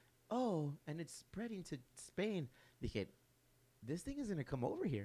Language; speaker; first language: English; early bilingual, other home language; Spanish